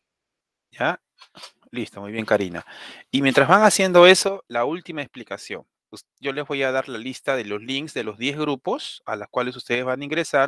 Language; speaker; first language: Spanish; native; Spanish